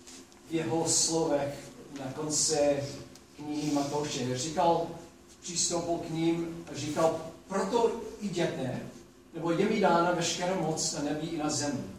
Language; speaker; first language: Czech; non-native, fluent; English